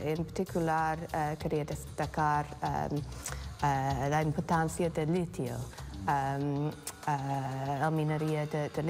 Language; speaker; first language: Spanish; non-native, fluent; English